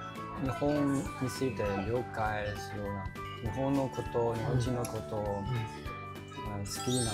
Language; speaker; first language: Japanese; non-native, learner; Chinese